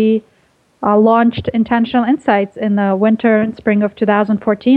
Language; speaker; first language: English; early bilingual, other home language; Russian